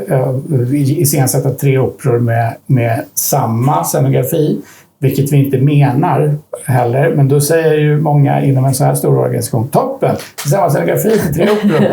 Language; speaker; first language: Swedish; native; Swedish